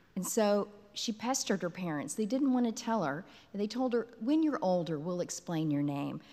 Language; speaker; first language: English; native; English